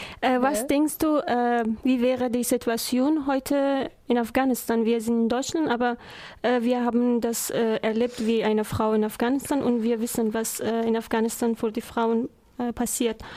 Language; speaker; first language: German; non-native, learner; Persian